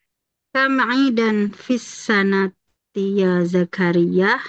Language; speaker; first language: Arabic; non-native, learner; Indonesian